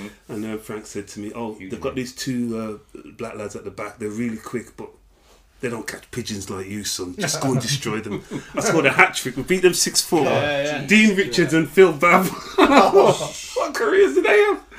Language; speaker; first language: English; native; English